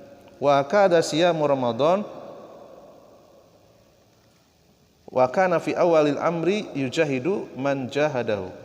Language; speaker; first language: Arabic; non-native, fluent; Indonesian